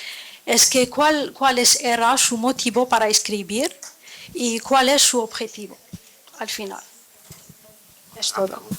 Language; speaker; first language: Spanish; non-native, fluent; Arabic